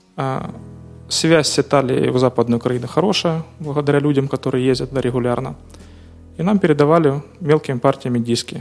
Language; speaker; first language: Russian; non-native, local second language; Ukrainian